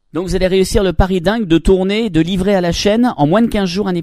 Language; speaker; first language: French; native; French